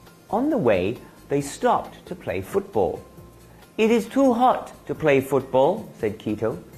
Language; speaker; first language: English; native; English